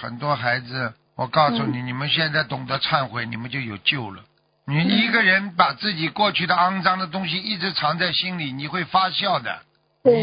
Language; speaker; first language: Chinese; native; Chinese